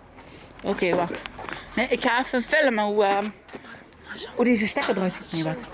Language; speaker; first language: Dutch; native; Dutch